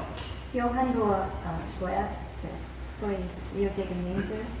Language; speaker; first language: Chinese; non-native, fluent; English